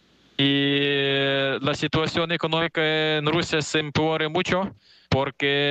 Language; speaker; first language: Spanish; non-native, fluent; Ukrainian